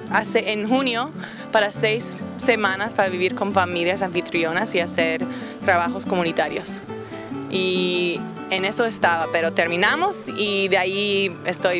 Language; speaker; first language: Spanish; non-native, fluent; English